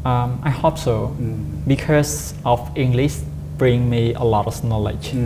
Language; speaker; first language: English; non-native, fluent; Khmer